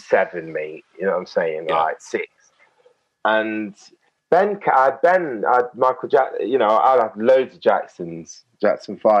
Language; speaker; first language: English; native; English